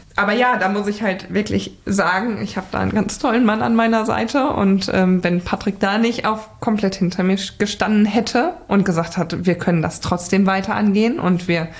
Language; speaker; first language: German; native; German